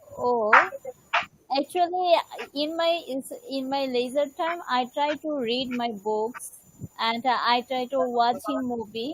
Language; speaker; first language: English; non-native, learner; Bangla